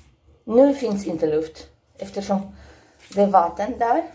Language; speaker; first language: Swedish; non-native, learner; Russian